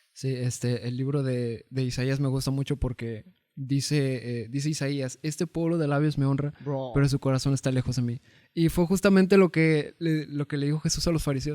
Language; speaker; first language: Spanish; native; Spanish